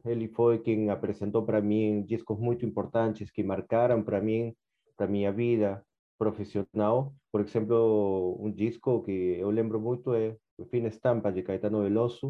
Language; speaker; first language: Portuguese; non-native, fluent; Spanish